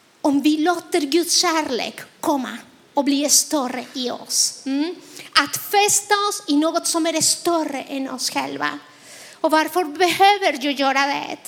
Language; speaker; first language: Swedish; non-native, fluent; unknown